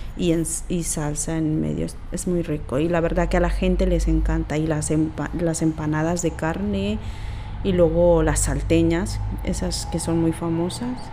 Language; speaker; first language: Spanish; native; Spanish